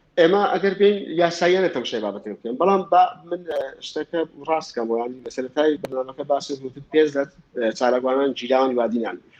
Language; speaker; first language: Central Kurdish; native; Central Kurdish